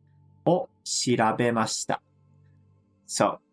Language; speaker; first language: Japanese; non-native, fluent; English